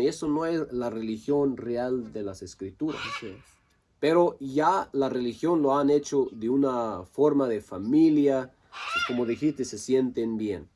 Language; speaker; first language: Spanish; non-native, local second language; Low German